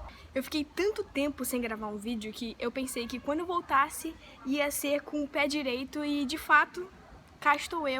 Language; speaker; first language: Portuguese; native; Portuguese